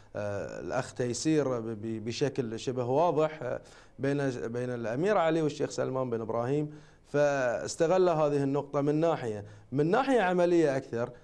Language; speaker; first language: Arabic; native; Arabic